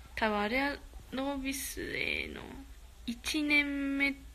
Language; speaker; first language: Japanese; early bilingual, other home language; Korean